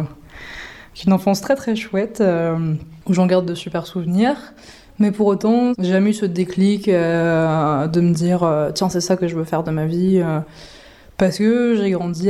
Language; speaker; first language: French; native; French